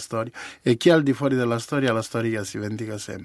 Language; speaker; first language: Italian; native; Italian